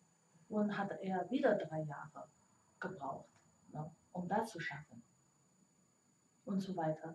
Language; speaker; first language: German; non-native, learner; Chinese